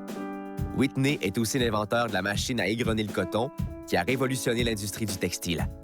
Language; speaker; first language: French; native; French